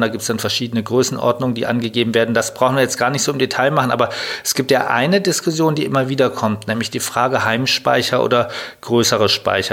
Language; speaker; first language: German; native; German